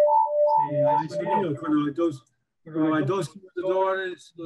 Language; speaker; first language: Spanish; non-native, learner; English